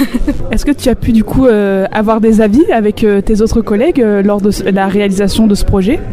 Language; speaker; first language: French; native; French